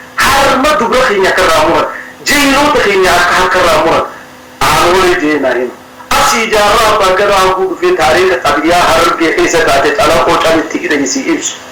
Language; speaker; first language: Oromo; early bilingual, heritage; Somali